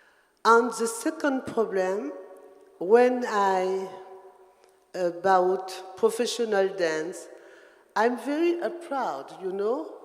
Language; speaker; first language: English; non-native, learner; French